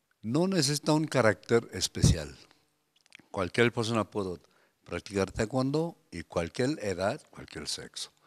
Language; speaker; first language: Spanish; non-native, fluent; Korean